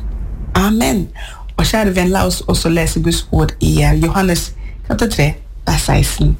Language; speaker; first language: Norwegian; non-native, fluent; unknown